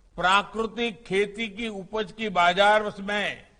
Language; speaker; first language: Hindi; non-native, local second language; Gujarati